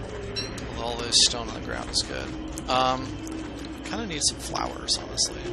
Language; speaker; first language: English; native; English